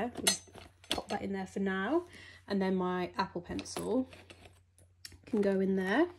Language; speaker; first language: English; native; English